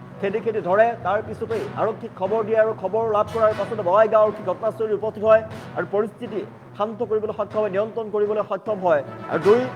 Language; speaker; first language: Assamese; native; Assamese